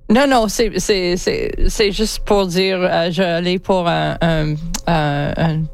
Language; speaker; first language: French; non-native, learner; English